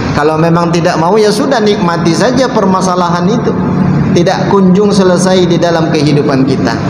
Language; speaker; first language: Malay; native; Malay